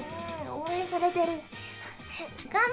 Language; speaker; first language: Japanese; native; Japanese